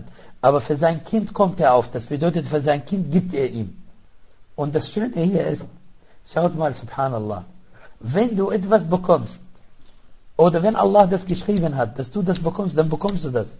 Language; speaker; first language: German; non-native, fluent; Arabic